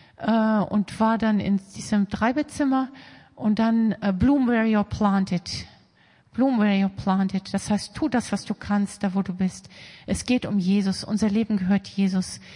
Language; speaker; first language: German; native; German